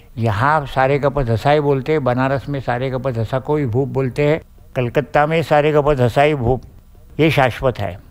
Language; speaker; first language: Hindi; non-native, local second language; Marathi